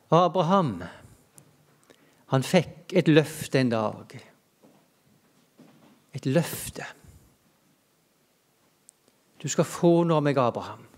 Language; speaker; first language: Norwegian; native; Norwegian